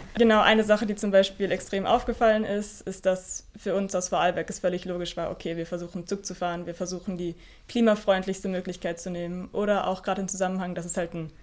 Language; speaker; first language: German; native; German